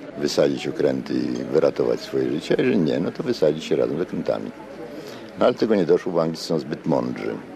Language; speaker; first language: Polish; native; Polish